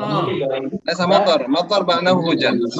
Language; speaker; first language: Arabic; non-native, fluent; Indonesian